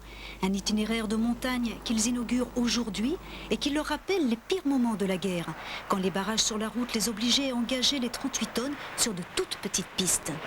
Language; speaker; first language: French; native; French